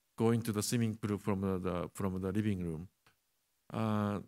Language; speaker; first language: English; non-native, learner; Japanese